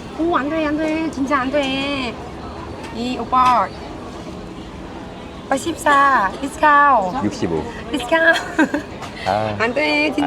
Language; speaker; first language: Korean; non-native, learner; Vietnamese